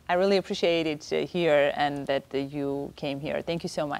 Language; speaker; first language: English; non-native, learner; Armenian